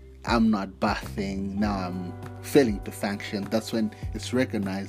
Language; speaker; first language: English; non-native, local second language; Nyanja